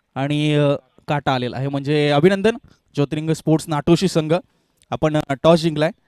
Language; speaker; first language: Marathi; native; Marathi